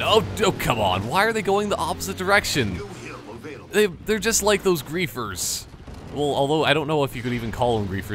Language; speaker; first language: English; native; English